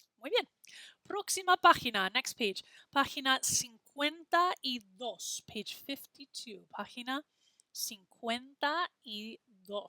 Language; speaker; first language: Spanish; non-native, fluent; English